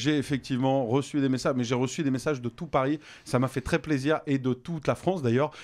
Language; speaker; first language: French; native; French